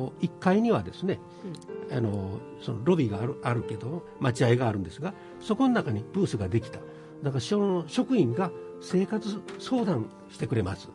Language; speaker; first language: Japanese; native; Japanese